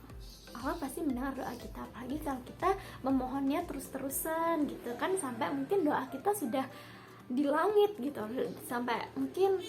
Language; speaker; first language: Indonesian; native; Indonesian